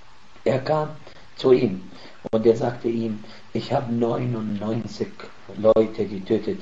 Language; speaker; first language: German; non-native, fluent; Arabic